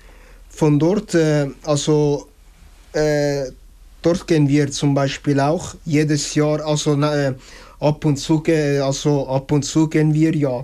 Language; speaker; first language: German; early bilingual, other home language; Italian